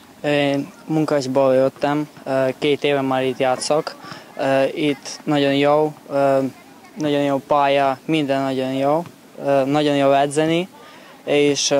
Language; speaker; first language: Hungarian; non-native, learner; Ukrainian